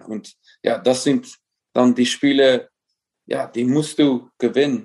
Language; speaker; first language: German; non-native, fluent; Dutch